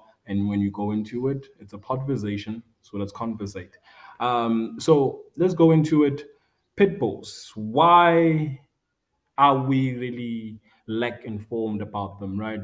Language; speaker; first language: English; non-native, local second language; Tswana